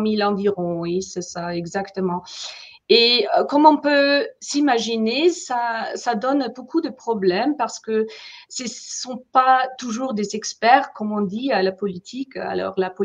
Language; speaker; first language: French; non-native, fluent; German